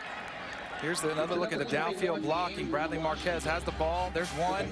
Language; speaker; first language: English; native; English